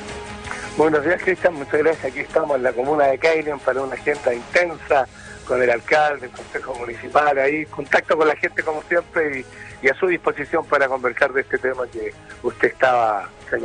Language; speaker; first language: Spanish; native; Spanish